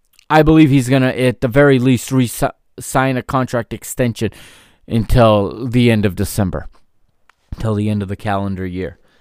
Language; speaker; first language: English; native; English